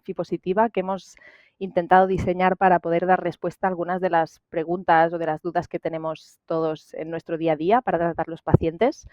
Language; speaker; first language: Spanish; native; Spanish